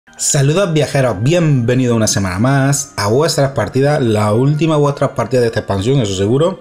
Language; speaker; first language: Spanish; native; Spanish